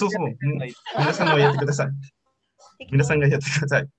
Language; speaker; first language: Japanese; non-native, learner; Spanish